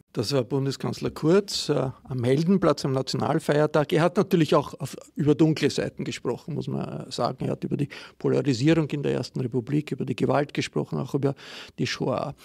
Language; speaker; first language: German; native; German